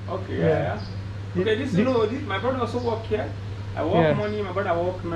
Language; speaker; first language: English; non-native, learner; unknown